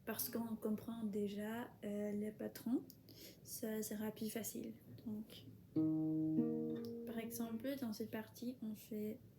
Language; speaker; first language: French; non-native, fluent; Spanish